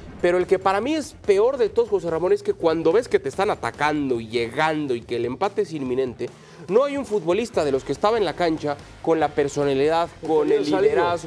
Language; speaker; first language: Spanish; native; Spanish